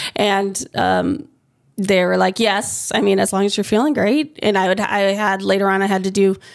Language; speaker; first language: English; native; English